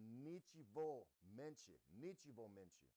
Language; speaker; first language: Russian; non-native, learner; English